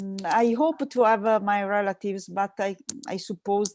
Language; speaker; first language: English; non-native, learner; Italian